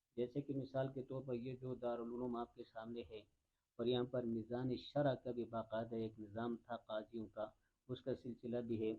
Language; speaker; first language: Urdu; non-native, local second language; Khowar